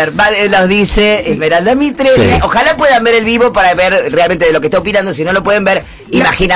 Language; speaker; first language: Spanish; native; Spanish